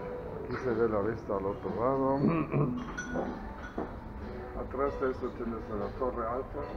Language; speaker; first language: Spanish; non-native, fluent; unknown